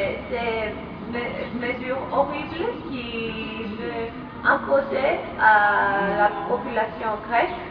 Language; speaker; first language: French; non-native, fluent; Greek